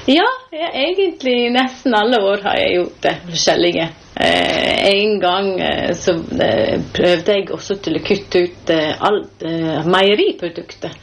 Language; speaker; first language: Norwegian; non-native, fluent; English